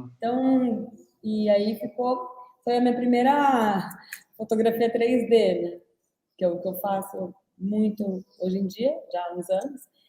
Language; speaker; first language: Portuguese; native; Portuguese